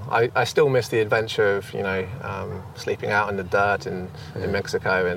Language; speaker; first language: English; native; English